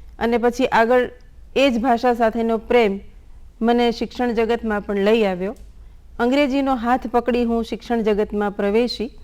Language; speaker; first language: Gujarati; non-native, local second language; Bangla